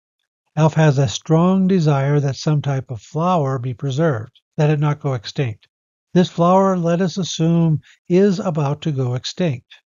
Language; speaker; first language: English; native; English